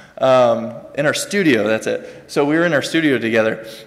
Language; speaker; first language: English; native; English